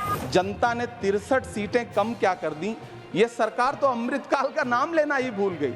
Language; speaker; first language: Hindi; native; Hindi